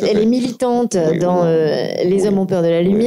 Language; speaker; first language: French; native; French